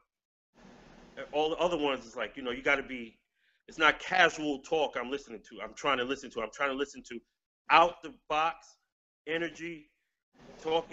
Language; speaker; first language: English; native; English